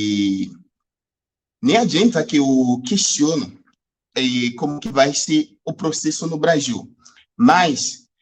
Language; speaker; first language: Portuguese; non-native, fluent; Haitian Creole